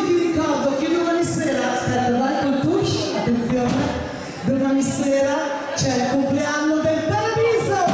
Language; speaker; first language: Italian; native; Italian